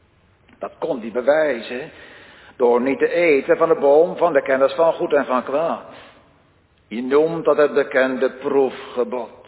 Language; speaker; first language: Dutch; native; Dutch